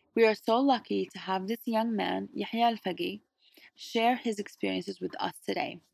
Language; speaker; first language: English; early bilingual, other home language; Arabic